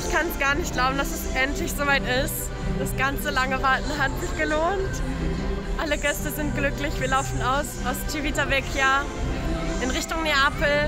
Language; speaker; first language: German; native; German